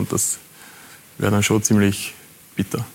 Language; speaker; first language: German; native; German